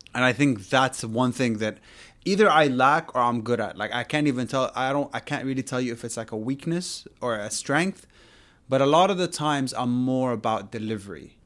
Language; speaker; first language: English; non-native, fluent; Arabic